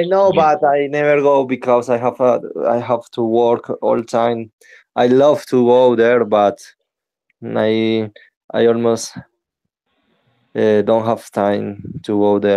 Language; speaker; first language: English; non-native, learner; Spanish